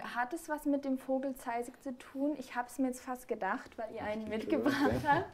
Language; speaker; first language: German; native; German